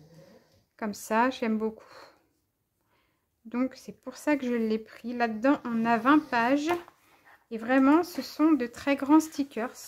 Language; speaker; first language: French; native; French